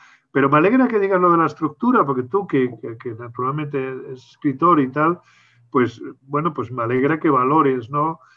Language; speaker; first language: Spanish; native; Spanish